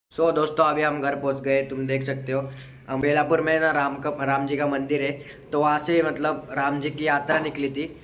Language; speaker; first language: Hindi; non-native, local second language; Marathi